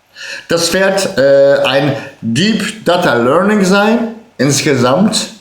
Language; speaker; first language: German; early bilingual, other home language; Turkish